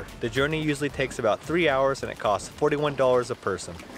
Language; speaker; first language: English; native; English